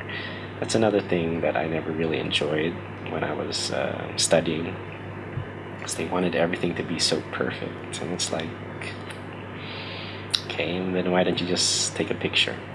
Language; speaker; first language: English; native; English